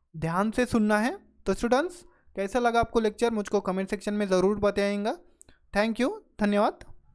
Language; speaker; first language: Hindi; non-native, local second language; Marathi